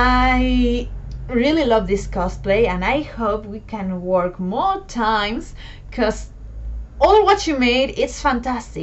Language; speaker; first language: English; non-native, fluent; Spanish